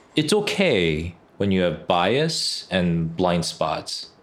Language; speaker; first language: English; early bilingual, other home language; Korean